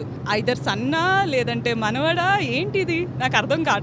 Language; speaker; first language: Telugu; native; Telugu